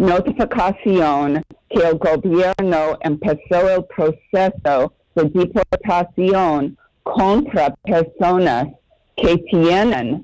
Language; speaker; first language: Spanish; non-native, learner; English